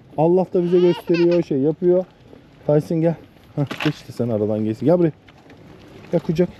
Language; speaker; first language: Turkish; native; Turkish